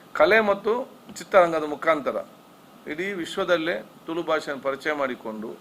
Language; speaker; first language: Kannada; non-native, local second language; Tulu